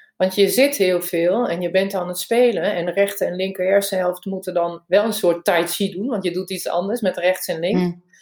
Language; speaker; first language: Dutch; non-native, fluent; German